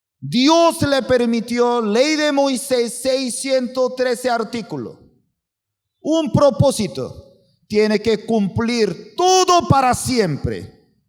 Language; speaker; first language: Spanish; non-native, fluent; Korean